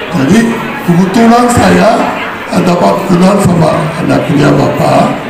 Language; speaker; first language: Indonesian; non-native, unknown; Japanese